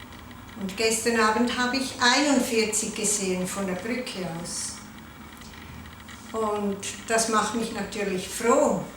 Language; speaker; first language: German; non-native, local second language; Italian